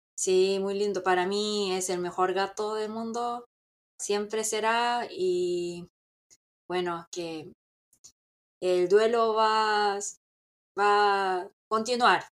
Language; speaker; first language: Spanish; non-native, fluent; Korean